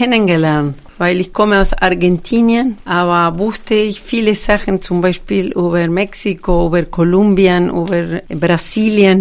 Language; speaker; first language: German; non-native, fluent; Spanish